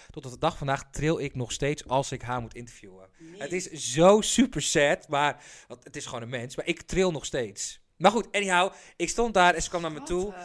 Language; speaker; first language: Dutch; early bilingual, other home language; Persian